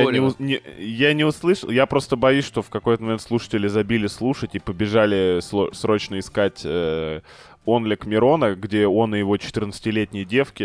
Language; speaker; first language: Russian; native; Russian